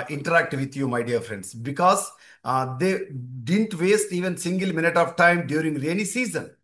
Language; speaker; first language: English; non-native, local second language; Telugu